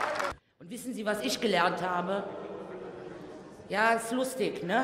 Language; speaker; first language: German; native; German